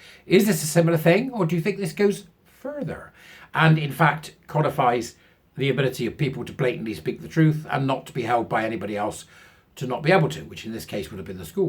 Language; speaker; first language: English; native; English